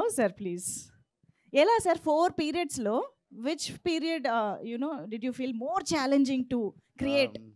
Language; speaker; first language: Telugu; native; Telugu